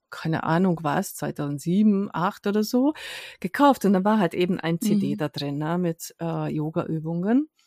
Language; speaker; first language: German; non-native, fluent; Hungarian